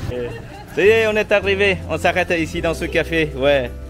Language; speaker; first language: French; non-native, fluent; Vietnamese